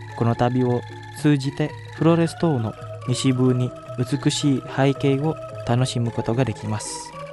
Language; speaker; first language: Japanese; non-native, fluent; Indonesian